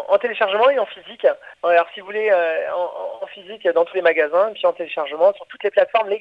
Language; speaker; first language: French; native; French